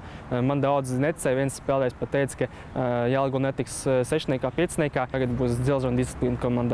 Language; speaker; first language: Latvian; native; Latvian